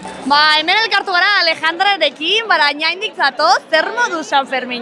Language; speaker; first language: Basque; native; Basque